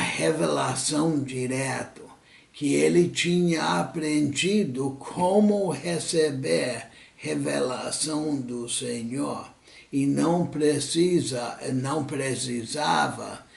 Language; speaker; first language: Portuguese; non-native, fluent; English